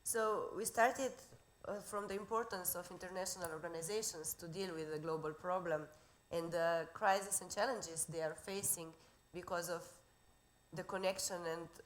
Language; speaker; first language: English; non-native, fluent; Slovenian